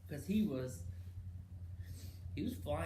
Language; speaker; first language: English; native; English